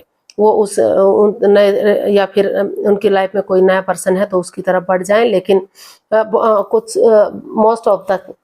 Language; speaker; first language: Hindi; native; Hindi